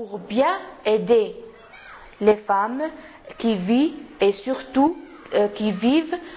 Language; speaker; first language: French; non-native, learner; Arabic